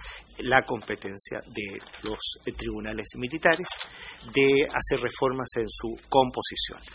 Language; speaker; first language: Spanish; native; Spanish